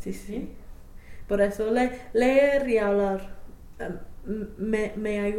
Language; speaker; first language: Spanish; non-native, fluent; English